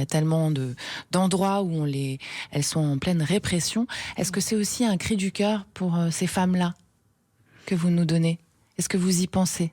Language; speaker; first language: French; native; French